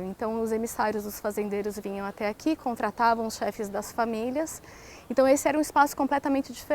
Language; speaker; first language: Portuguese; native; Portuguese